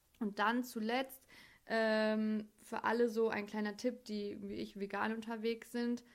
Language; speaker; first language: German; native; German